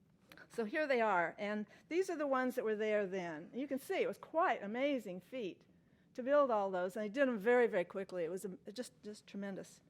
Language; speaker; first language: English; native; English